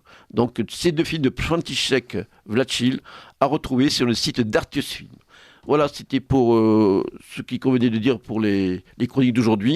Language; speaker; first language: French; native; French